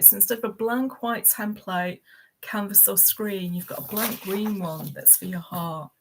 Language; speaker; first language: English; native; English